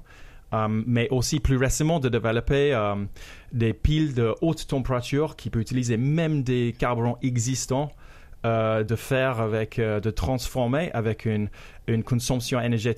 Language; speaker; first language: French; non-native, fluent; English